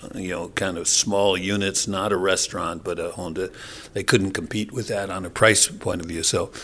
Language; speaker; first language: English; native; English